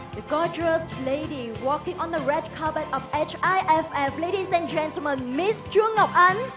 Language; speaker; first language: English; non-native, fluent; Vietnamese